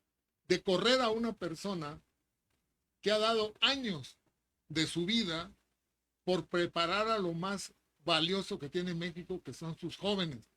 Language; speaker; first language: Spanish; native; Spanish